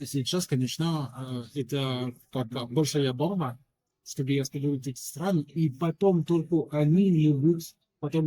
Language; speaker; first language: Russian; non-native, learner; French